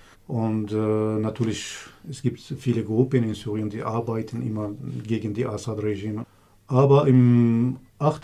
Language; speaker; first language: German; non-native, learner; Kurdish